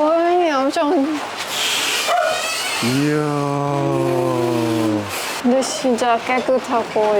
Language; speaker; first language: Korean; non-native, learner; Thai